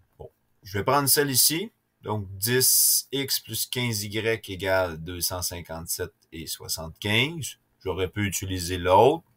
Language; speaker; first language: French; native; French